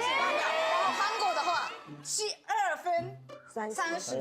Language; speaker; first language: Chinese; non-native, fluent; Japanese